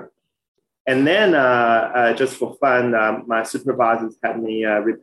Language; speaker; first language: English; early bilingual, other home language; Chinese